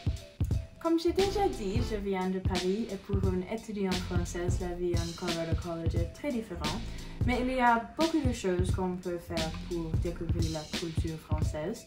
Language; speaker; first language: French; non-native, learner; English